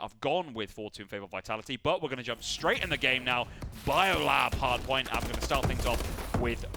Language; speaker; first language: English; native; English